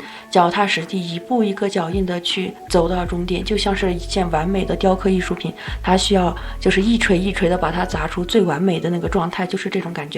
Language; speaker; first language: Chinese; native; Chinese